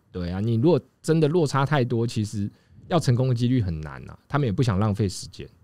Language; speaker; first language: Chinese; native; Chinese